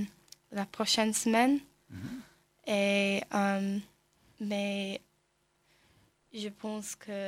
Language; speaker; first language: French; non-native, learner; English